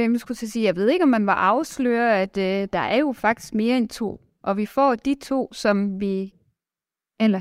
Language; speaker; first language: Danish; native; Danish